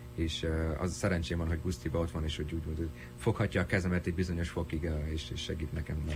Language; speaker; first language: Hungarian; early bilingual, heritage; Hungarian